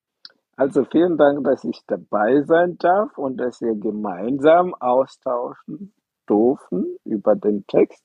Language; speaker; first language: German; non-native, fluent; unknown